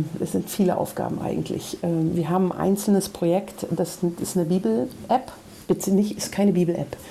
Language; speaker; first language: German; native; German